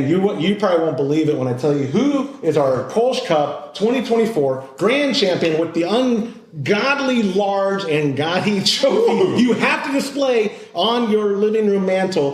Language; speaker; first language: English; native; English